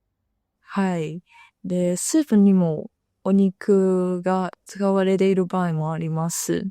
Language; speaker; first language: Japanese; non-native, fluent; Chinese